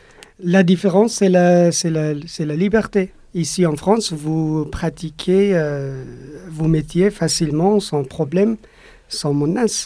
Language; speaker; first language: French; non-native, fluent; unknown